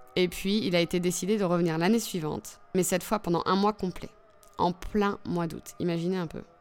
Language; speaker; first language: French; native; French